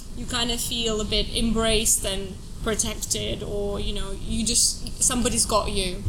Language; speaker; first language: English; non-native, fluent; Russian